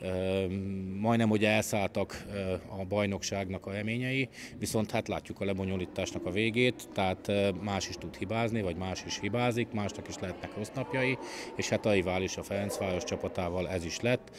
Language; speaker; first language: Hungarian; native; Hungarian